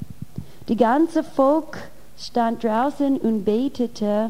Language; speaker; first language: German; non-native, fluent; English